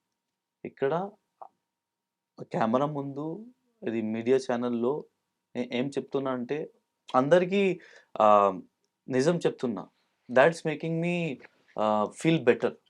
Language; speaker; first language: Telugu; non-native, local second language; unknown